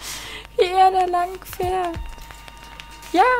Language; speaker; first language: German; native; German